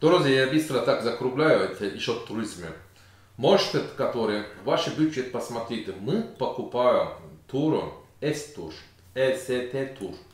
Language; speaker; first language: Russian; non-native, learner; Turkish